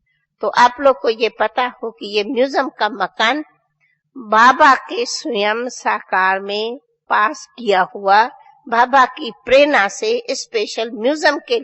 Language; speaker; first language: Hindi; non-native, local second language; Sindhi